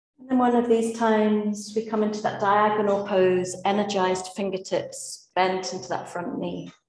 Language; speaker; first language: English; native; English